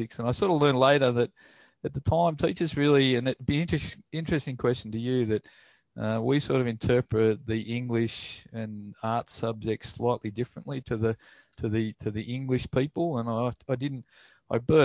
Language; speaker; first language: English; native; English